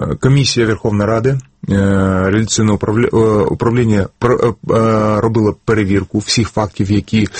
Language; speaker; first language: Ukrainian; native; Ukrainian